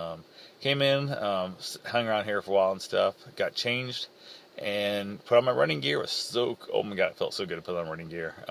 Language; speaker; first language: English; native; English